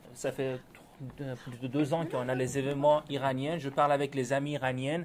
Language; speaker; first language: French; non-native, learner; Persian